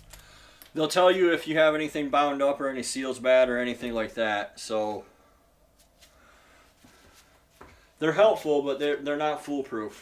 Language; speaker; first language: English; native; English